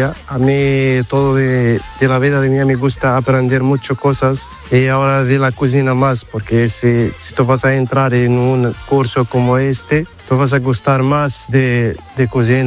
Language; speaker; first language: Spanish; non-native, learner; Arabic